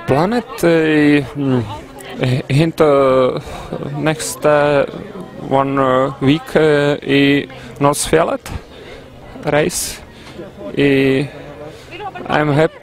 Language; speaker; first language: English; non-native, learner; Czech